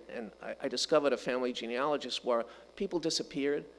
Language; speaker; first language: English; native; English